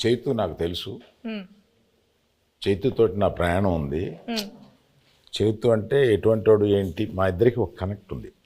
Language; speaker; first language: Telugu; native; Telugu